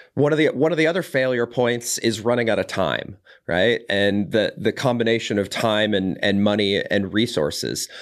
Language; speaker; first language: English; native; English